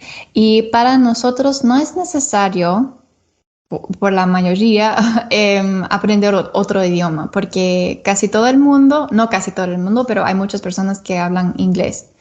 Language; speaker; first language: Spanish; non-native, learner; English